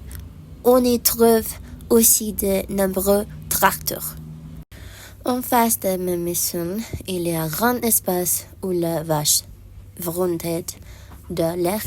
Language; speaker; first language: French; non-native, learner; Spanish